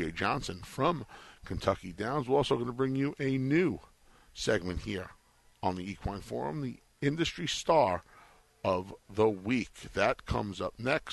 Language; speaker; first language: English; native; English